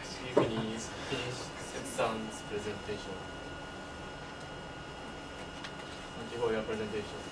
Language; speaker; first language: English; non-native, learner; Japanese